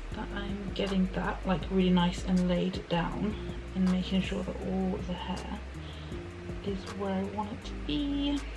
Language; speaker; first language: English; native; English